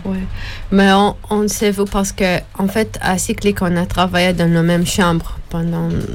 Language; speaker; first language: French; non-native, learner; Hebrew